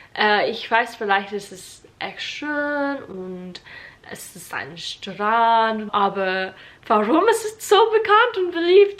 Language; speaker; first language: German; non-native, learner; English